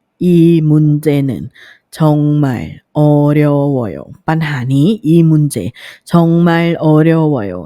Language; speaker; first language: Korean; non-native, fluent; Thai